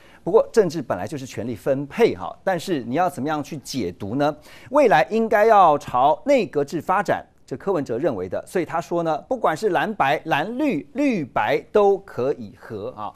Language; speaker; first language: Chinese; native; Chinese